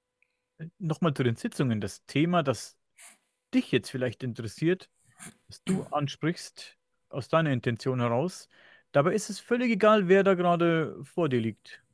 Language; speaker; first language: German; native; German